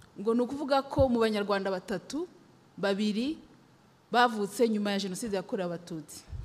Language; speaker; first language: Kinyarwanda; early bilingual, heritage; Kinyarwanda